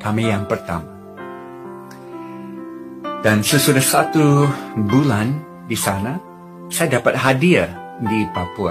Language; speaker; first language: Indonesian; non-native, fluent; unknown